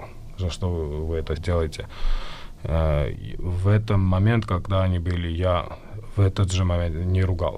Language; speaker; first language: Russian; non-native, fluent; Georgian